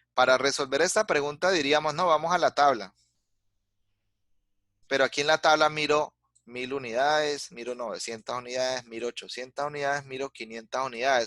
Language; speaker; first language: Spanish; native; Spanish